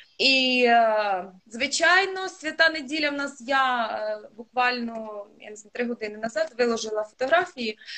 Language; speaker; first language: Ukrainian; non-native, local second language; Russian